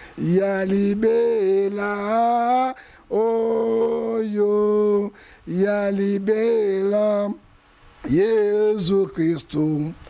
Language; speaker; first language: Lingala; native; Lingala